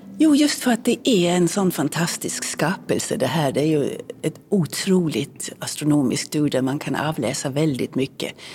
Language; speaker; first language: Swedish; early bilingual, heritage; Swedish